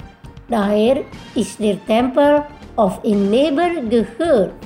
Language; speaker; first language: German; non-native, fluent; Indonesian